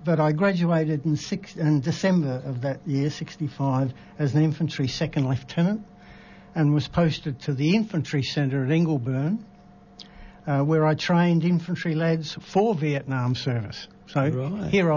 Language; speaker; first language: English; native; English